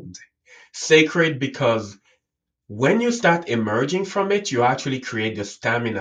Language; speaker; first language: English; non-native, local second language; French